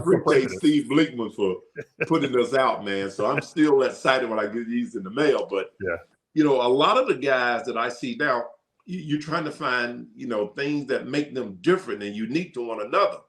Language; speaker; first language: English; native; English